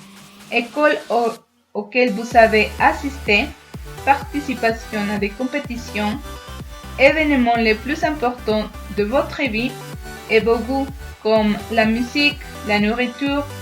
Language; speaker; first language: French; non-native, fluent; Spanish